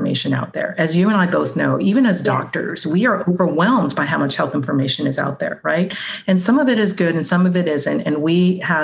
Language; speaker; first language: English; non-native, local second language; Cantonese